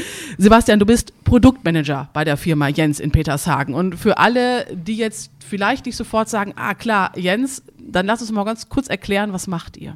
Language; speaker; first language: German; native; German